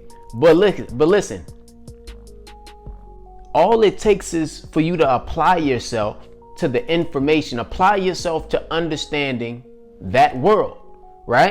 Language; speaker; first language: English; native; English